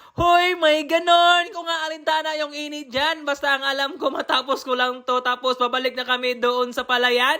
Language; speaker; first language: Filipino; non-native, local second language; Cebuano